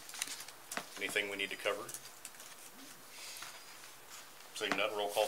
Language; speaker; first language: English; native; English